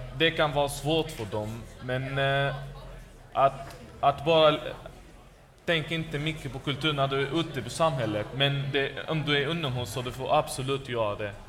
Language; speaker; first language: Swedish; non-native, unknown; Arabic